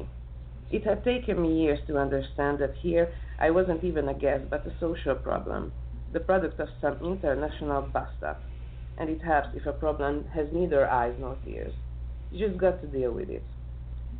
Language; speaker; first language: English; non-native, learner; Serbian